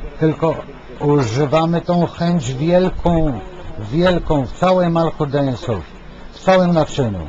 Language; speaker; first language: Polish; non-native, fluent; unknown